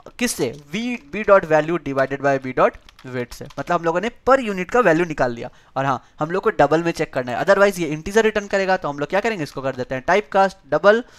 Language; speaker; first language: Hindi; native; Hindi